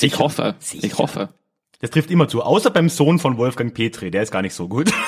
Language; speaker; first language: German; non-native, fluent; English